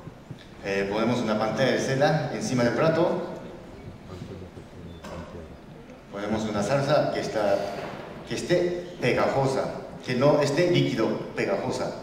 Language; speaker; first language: Spanish; non-native, learner; Japanese